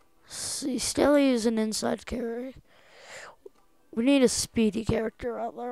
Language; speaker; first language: English; native; English